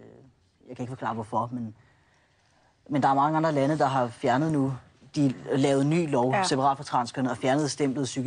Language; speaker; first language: Danish; native; Danish